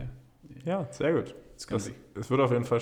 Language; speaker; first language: German; native; German